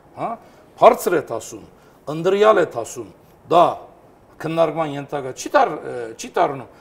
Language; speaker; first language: Armenian; early bilingual, heritage; Armenian